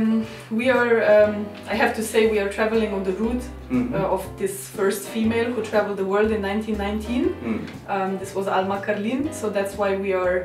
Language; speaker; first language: English; non-native, learner; Slovenian